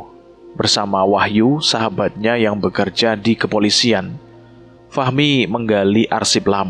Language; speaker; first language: Indonesian; native; Indonesian